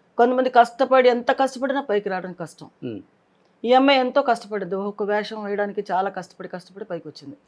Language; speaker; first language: Telugu; native; Telugu